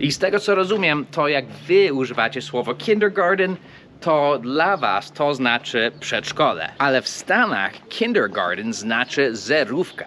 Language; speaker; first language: Polish; early bilingual, heritage; English